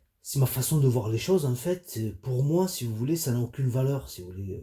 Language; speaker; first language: French; native; French